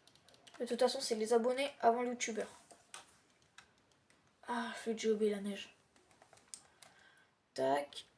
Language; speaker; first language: French; native; French